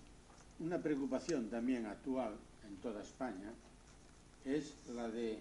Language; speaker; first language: Spanish; native; Spanish